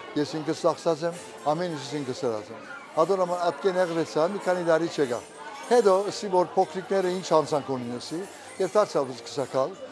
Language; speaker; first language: Armenian; early bilingual, heritage; Armenian